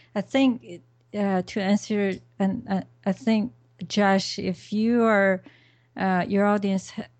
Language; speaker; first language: English; non-native, fluent; Chinese